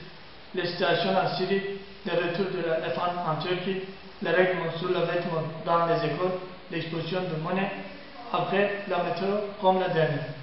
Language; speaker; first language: French; non-native, learner; Turkish